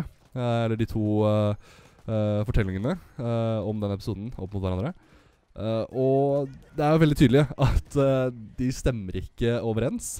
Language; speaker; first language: Norwegian; native; Norwegian